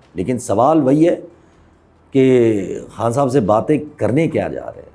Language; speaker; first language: Urdu; non-native, local second language; Sindhi